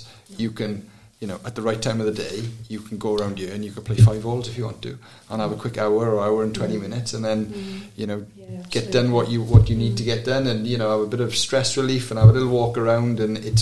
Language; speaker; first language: English; native; English